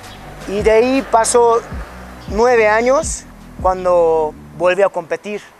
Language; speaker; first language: Spanish; non-native, fluent; Hungarian